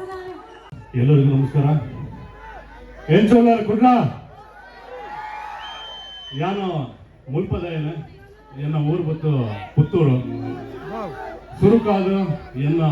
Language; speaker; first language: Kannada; non-native, local second language; Tulu